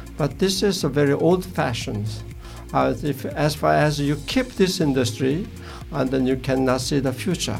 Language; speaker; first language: English; non-native, learner; Korean